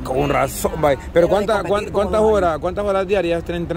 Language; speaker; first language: Spanish; native; Spanish